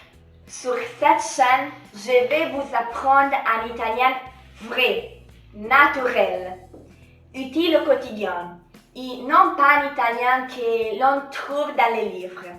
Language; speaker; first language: French; non-native, fluent; Italian